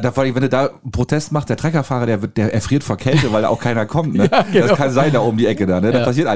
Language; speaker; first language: German; native; German